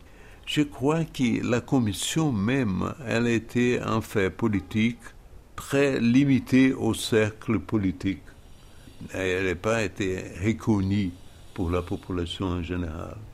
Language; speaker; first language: French; non-native, fluent; Portuguese